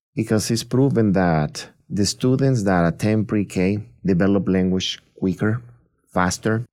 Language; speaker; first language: English; non-native, fluent; Spanish